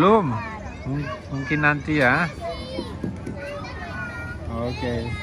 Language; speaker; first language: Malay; non-native, fluent; Catalan